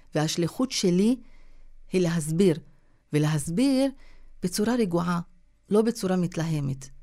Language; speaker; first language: Hebrew; non-native, local second language; Arabic